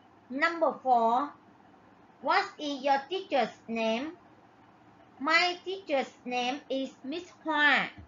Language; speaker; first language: English; non-native, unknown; Vietnamese